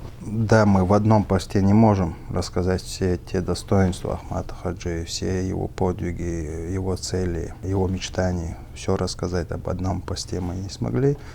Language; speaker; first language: Russian; non-native, local second language; Chechen